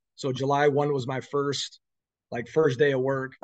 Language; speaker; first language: English; native; English